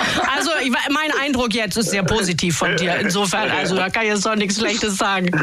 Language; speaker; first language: German; native; German